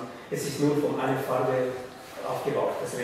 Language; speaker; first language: German; non-native, fluent; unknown